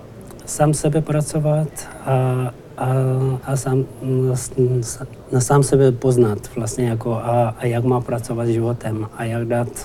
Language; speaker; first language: Czech; non-native, learner; Tibetan